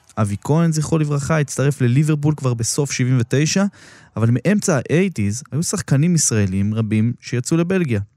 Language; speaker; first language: Hebrew; native; Hebrew